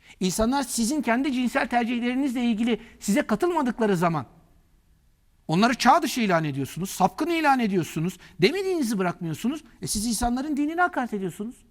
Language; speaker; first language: Turkish; native; Turkish